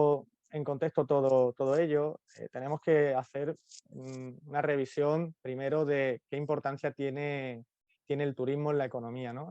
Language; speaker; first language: Spanish; native; Spanish